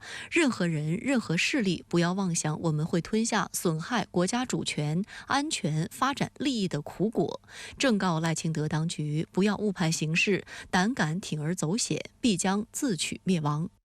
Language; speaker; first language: Chinese; native; Chinese